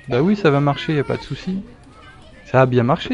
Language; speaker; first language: French; native; French